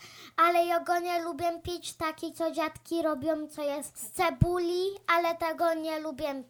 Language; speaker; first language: Polish; early bilingual, heritage; Polish